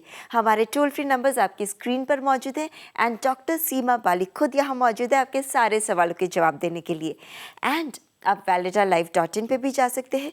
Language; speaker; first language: Hindi; native; Hindi